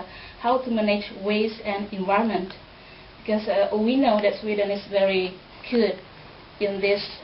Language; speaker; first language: English; non-native, fluent; Indonesian